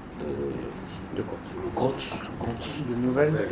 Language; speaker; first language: French; non-native, learner; Portuguese